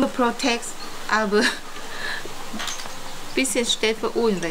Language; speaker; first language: German; non-native, learner; Thai